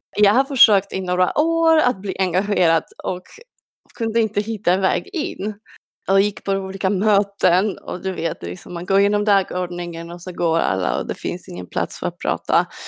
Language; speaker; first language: Swedish; non-native, fluent; Polish